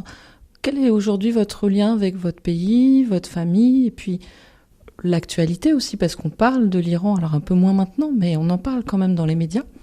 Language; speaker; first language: French; native; French